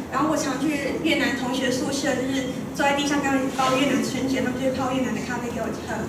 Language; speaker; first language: Chinese; native; Chinese